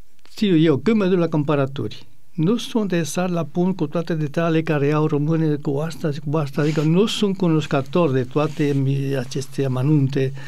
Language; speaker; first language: Romanian; non-native, fluent; Spanish